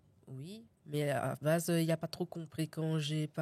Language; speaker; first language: French; non-native, learner; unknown